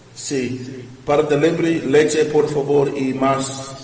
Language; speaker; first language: Spanish; non-native, learner; English